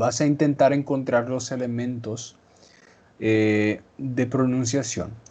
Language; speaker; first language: Spanish; non-native, fluent; Portuguese